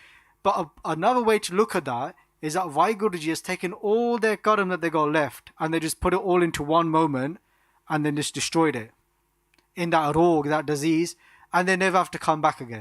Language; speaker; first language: English; non-native, local second language; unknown